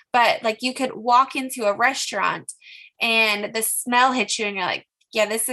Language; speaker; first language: English; native; English